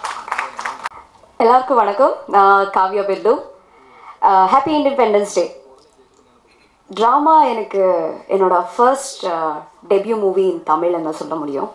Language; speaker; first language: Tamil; non-native, learner; Kannada